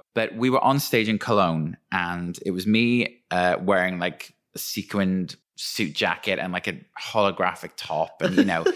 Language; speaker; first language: English; native; English